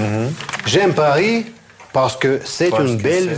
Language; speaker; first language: French; non-native, fluent; Russian